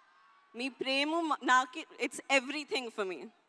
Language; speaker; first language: Telugu; non-native, learner; Hindi